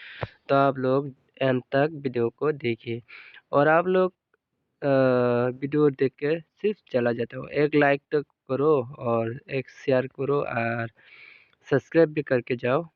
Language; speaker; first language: Hindi; non-native, local second language; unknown